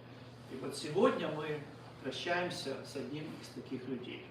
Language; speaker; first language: Russian; native; Russian